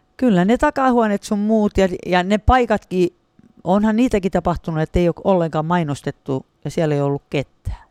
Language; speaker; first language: Finnish; native; Finnish